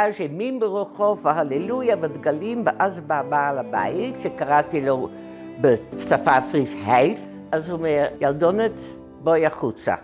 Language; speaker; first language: Hebrew; non-native, fluent; Dutch